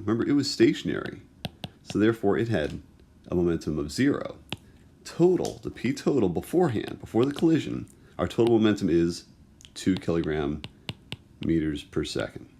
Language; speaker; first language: English; native; English